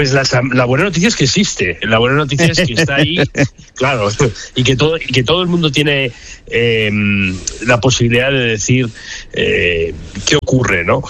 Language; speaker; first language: Spanish; native; Spanish